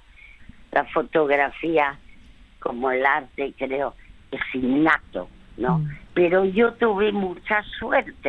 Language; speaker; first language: Spanish; non-native, fluent; French